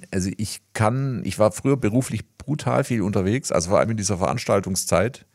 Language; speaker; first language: German; native; German